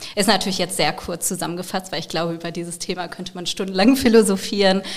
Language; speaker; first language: German; native; German